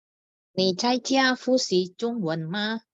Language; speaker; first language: Chinese; non-native, learner; Indonesian